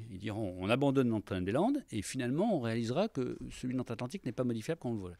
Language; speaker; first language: French; native; French